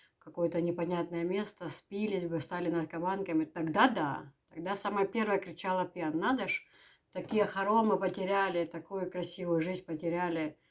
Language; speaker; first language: Russian; native; Russian